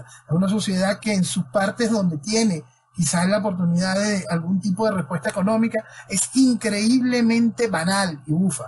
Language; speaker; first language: Spanish; native; Spanish